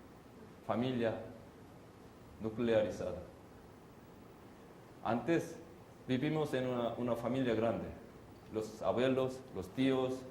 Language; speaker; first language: Spanish; non-native, fluent; Korean